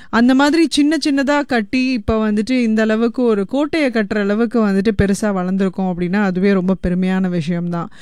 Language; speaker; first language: Tamil; native; Tamil